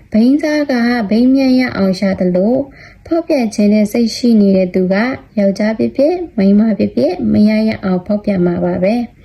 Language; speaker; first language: Burmese; non-native, local second language; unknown